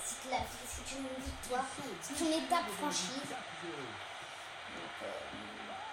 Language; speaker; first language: French; native; French